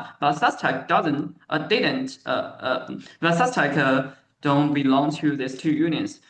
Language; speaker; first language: English; non-native, learner; Chinese